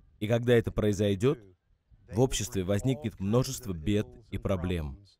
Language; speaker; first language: Russian; non-native, fluent; English